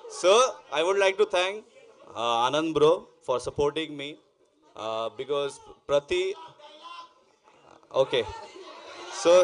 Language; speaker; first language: Telugu; non-native, local second language; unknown